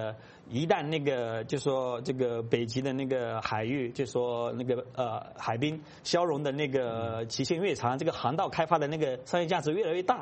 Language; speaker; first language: Chinese; native; Chinese